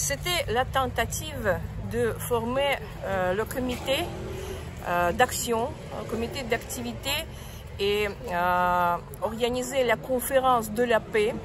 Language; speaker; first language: French; non-native, fluent; Russian